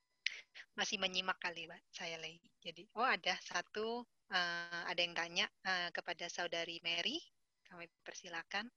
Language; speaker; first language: Indonesian; native; Indonesian